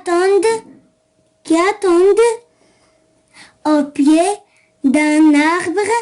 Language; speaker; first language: French; non-native, local second language; Arabic